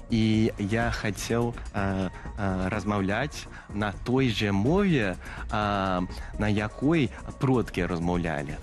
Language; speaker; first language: Belarusian; non-native, fluent; English